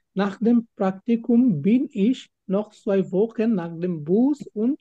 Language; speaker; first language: German; non-native, learner; Bangla